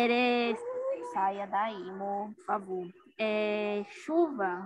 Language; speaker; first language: Spanish; non-native, learner; Portuguese